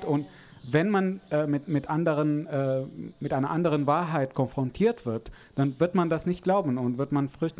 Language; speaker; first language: German; non-native, fluent; Arabic